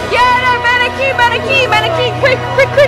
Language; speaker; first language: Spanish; non-native, learner; English